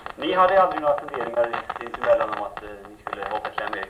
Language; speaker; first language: Swedish; native; Swedish